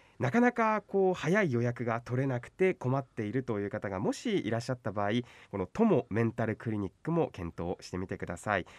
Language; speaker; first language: Japanese; native; Japanese